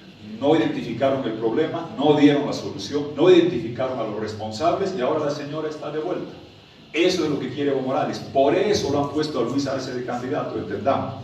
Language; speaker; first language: Spanish; native; Spanish